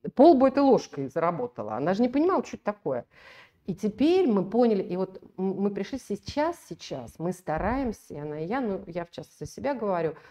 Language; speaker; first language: Russian; native; Russian